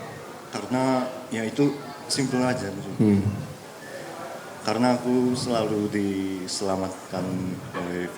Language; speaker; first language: Indonesian; early bilingual, heritage; Japanese